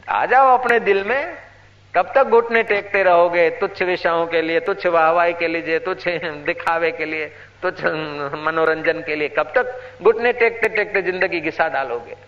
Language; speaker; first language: Hindi; non-native, local second language; Sindhi